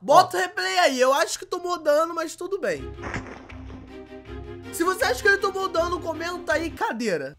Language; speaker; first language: Portuguese; native; Portuguese